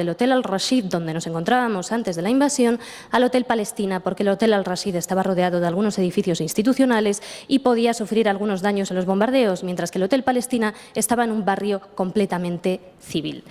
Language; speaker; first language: Spanish; native; Spanish